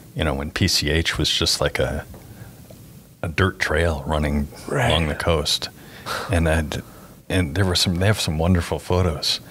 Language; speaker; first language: English; native; English